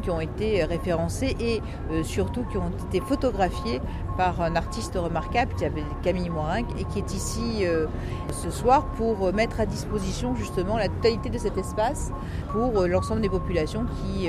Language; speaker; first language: French; native; French